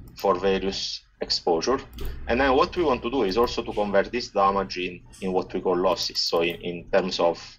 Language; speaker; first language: English; non-native, fluent; Italian